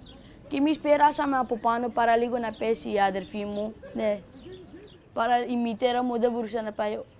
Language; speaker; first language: Greek; early bilingual, other home language; Persian